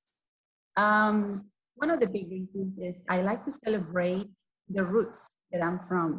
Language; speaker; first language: English; non-native, fluent; Spanish